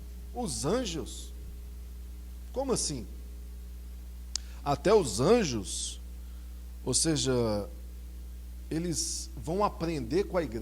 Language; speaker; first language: Portuguese; native; Portuguese